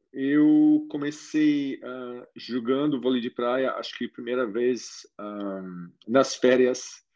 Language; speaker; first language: Portuguese; non-native, fluent; German